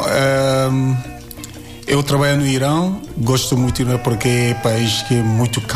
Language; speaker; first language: Portuguese; non-native, learner; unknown